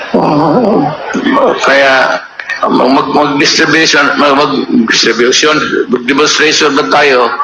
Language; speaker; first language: Filipino; non-native, local second language; Cebuano